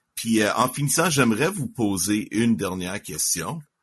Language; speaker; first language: French; native; French